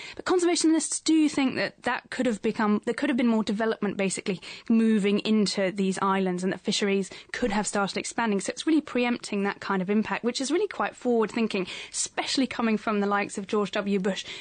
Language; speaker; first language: English; native; English